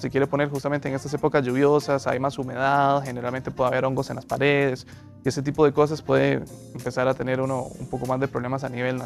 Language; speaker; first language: Spanish; native; Spanish